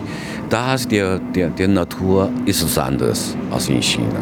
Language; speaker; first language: German; non-native, learner; Chinese